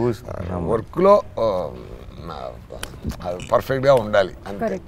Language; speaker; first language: Telugu; non-native, fluent; Tamil